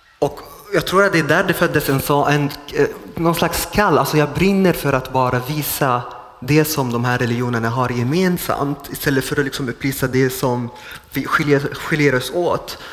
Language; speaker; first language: Swedish; non-native, fluent; Arabic